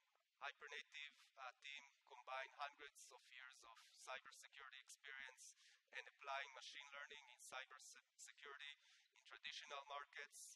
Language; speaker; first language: English; non-native, fluent; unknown